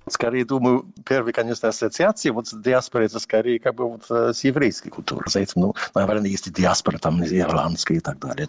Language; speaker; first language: Russian; non-native, fluent; English